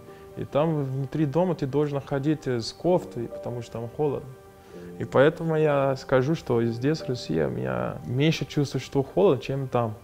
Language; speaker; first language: Russian; non-native, fluent; Portuguese